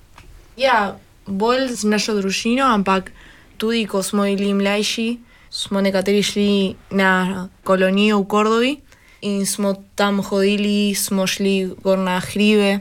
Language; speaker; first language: Slovenian; early bilingual, heritage; Spanish